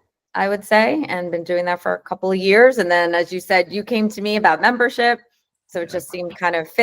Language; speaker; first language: English; native; English